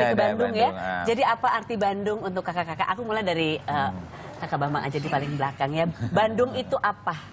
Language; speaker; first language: Indonesian; native; Indonesian